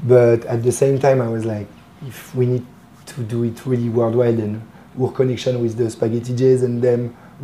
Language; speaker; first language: English; non-native, fluent; French